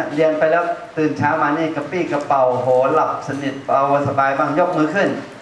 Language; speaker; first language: Thai; non-native, fluent; Chinese